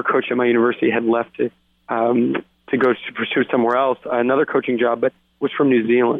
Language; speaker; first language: English; native; English